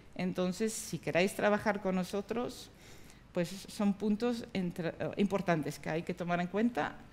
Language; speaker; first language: Spanish; non-native, fluent; Dutch